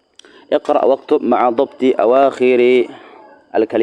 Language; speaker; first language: Arabic; non-native, fluent; Indonesian